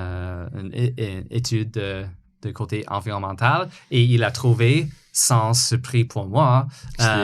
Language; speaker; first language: French; non-native, fluent; English